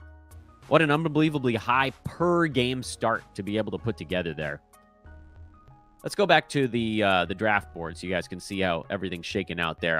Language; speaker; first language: English; native; English